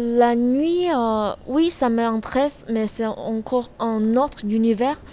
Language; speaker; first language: French; non-native, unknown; Chinese